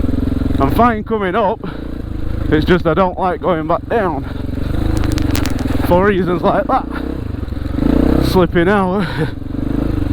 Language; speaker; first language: English; native; English